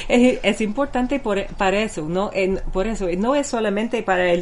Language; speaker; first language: Spanish; non-native, fluent; English